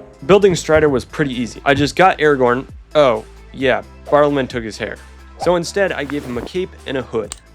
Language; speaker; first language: English; native; English